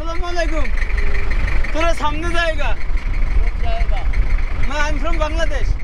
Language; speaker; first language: Hindi; non-native, learner; Bangla